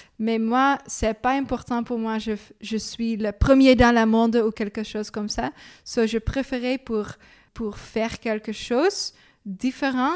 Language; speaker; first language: French; non-native, learner; Dutch